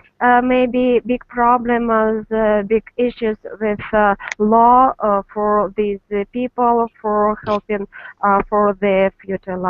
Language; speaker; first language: English; non-native, learner; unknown